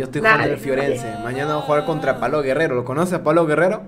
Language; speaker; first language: Spanish; native; Spanish